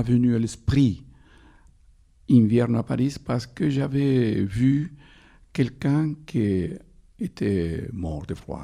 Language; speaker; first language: French; non-native, fluent; Spanish